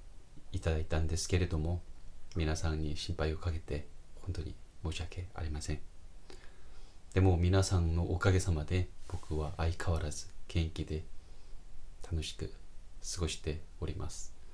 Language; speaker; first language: Japanese; non-native, fluent; Korean